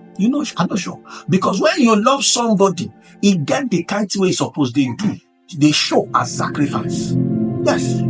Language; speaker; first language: Nigerian Pidgin; non-native, local second language; Igbo